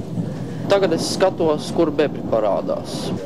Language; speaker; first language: Latvian; non-native, local second language; Russian